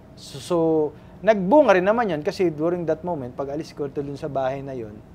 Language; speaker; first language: Filipino; native; Filipino